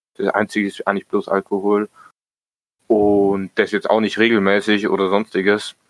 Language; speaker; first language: German; native; German